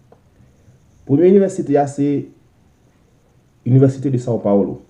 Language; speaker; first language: French; non-native, local second language; Haitian Creole